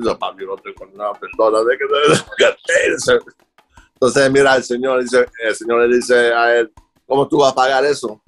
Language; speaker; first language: Spanish; early bilingual, other home language; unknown